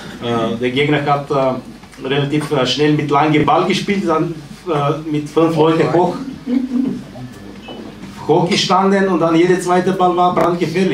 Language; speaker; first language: German; non-native, fluent; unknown